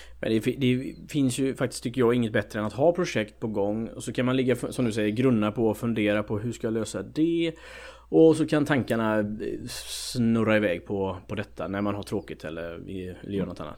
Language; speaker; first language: Swedish; native; Swedish